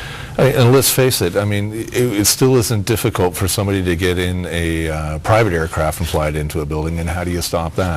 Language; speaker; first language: English; native; English